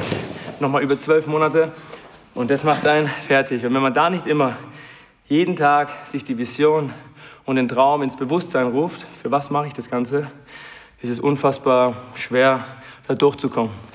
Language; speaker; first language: German; native; German